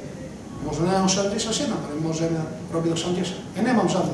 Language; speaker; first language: Polish; non-native, learner; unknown